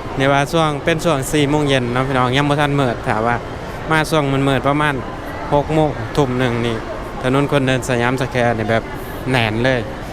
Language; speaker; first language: Thai; native; Thai